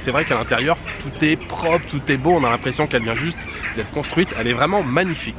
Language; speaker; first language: French; native; French